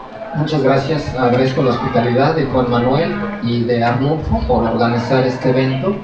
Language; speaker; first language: Spanish; native; Spanish